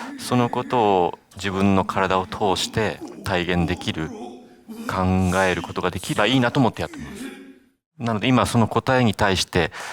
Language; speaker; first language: Japanese; native; Japanese